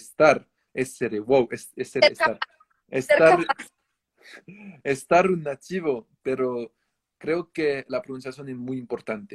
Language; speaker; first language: Spanish; non-native, fluent; French